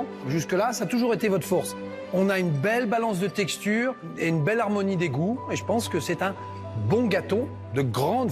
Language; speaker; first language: French; native; French